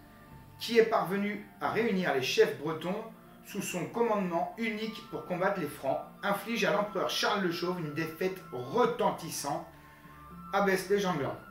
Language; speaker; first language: French; native; French